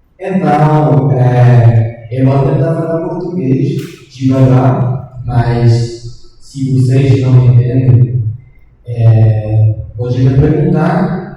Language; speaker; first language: Portuguese; non-native, learner; Spanish